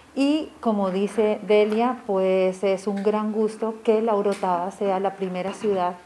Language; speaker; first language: Spanish; native; Spanish